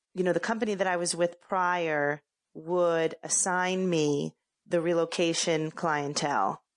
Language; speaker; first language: English; native; English